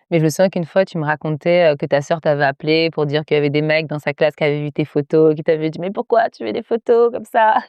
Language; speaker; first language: French; early bilingual, other home language; Arabic